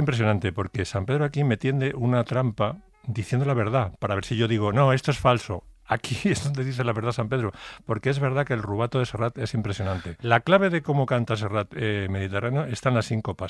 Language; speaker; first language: Spanish; native; Spanish